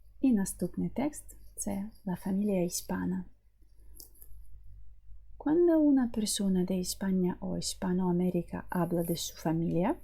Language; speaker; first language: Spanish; non-native, fluent; Ukrainian